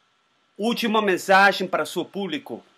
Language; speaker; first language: Portuguese; non-native, learner; Spanish